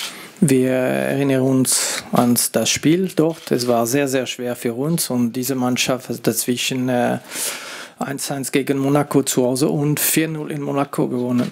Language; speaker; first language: German; non-native, fluent; French